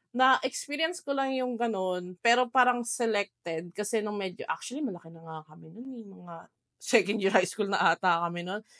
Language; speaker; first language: Filipino; native; Filipino